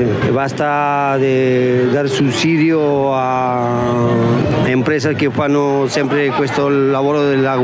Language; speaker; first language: Italian; non-native, learner; Spanish